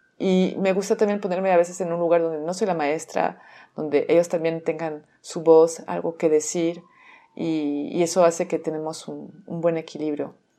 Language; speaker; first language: Spanish; non-native, fluent; French